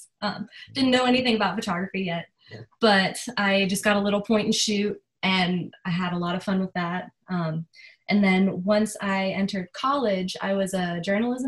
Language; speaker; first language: English; native; English